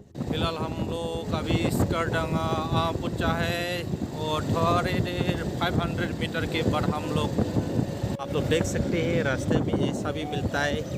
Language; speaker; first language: Hindi; non-native, local second language; Bodo